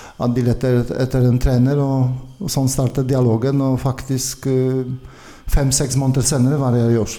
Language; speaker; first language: Norwegian; non-native, fluent; Polish